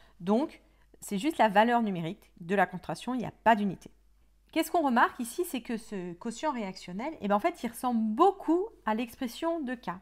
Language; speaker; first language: French; native; French